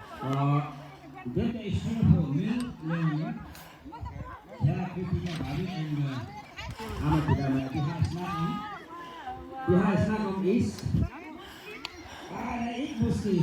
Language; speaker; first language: Danish; non-native, fluent; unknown